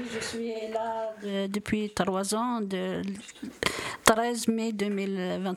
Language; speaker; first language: French; non-native, learner; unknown